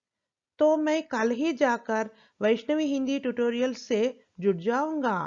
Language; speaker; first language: Hindi; non-native, local second language; Telugu